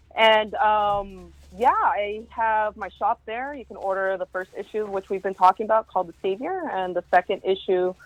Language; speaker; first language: English; early bilingual, other home language; Spanish